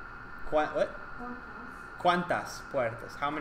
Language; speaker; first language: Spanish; non-native, fluent; English